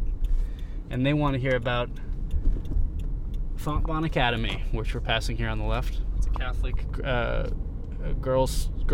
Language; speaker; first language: English; native; English